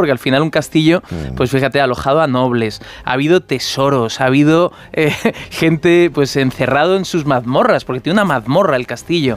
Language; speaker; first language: Spanish; native; Spanish